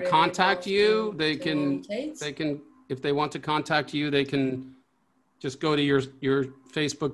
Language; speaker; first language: English; native; English